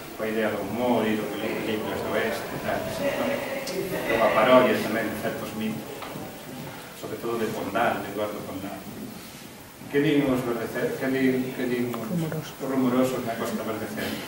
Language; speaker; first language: Galician; non-native, local second language; Spanish